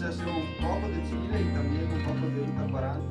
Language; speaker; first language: Spanish; non-native, learner; Italian